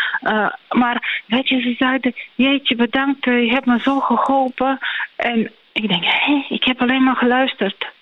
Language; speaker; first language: Dutch; non-native, fluent; Bulgarian